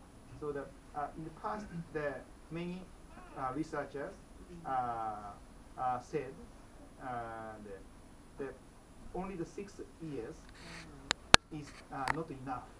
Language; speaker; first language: English; non-native, fluent; Japanese